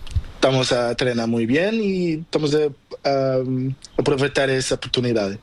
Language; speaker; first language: Spanish; non-native, learner; Portuguese